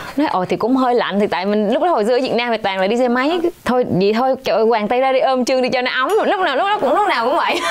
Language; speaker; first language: Vietnamese; native; Vietnamese